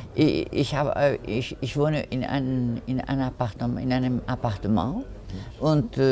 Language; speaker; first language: German; non-native, learner; French